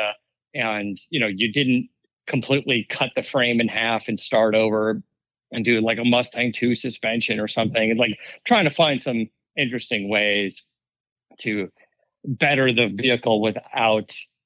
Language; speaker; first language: English; native; English